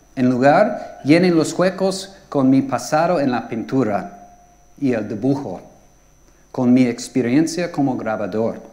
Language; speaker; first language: Spanish; non-native, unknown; English